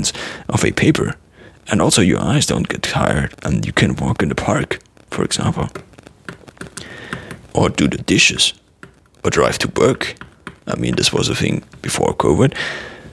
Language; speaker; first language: English; non-native, fluent; German